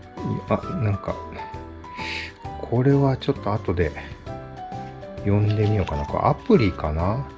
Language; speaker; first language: Japanese; native; Japanese